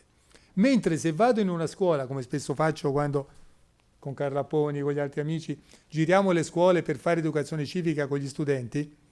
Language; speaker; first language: Italian; native; Italian